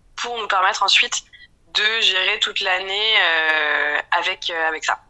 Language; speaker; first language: French; native; French